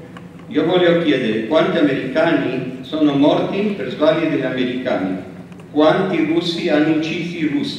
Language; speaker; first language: Italian; non-native, fluent; Spanish